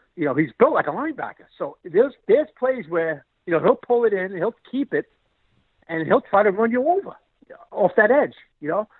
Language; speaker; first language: English; native; English